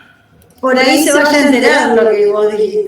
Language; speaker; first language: Spanish; native; Spanish